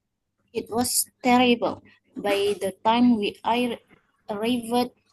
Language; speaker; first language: English; non-native, learner; Indonesian